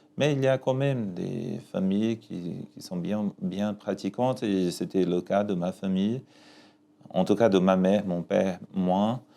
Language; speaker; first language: French; non-native, fluent; Portuguese